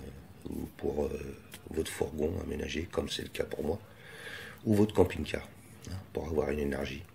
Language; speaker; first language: French; native; French